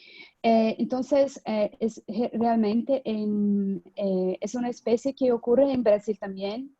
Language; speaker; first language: Spanish; non-native, fluent; Portuguese